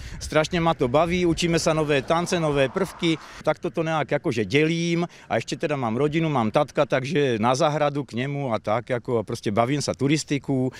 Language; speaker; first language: Slovak; native; Slovak